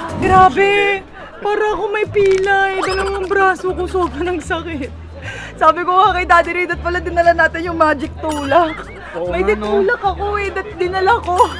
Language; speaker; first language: Filipino; native; Filipino